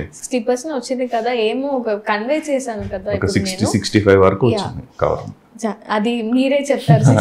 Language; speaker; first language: Telugu; non-native, learner; Tamil